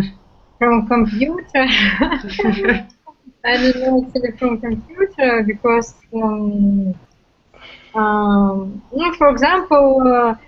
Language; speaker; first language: English; non-native, learner; Russian